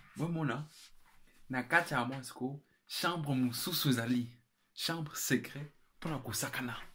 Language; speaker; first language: Lingala; non-native, learner; French